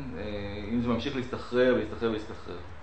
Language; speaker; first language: Hebrew; native; Hebrew